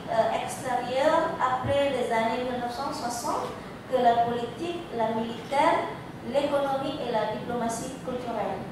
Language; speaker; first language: French; non-native, fluent; Indonesian